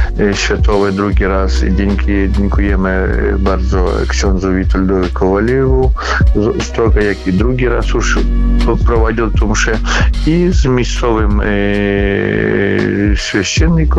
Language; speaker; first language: Polish; non-native, learner; Ukrainian